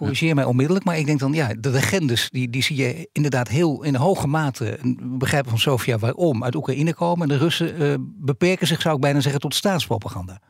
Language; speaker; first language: Dutch; native; Dutch